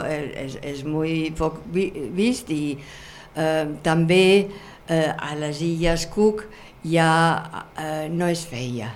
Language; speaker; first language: Catalan; non-native, fluent; German